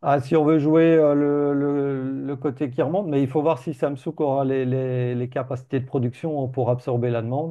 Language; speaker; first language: French; native; French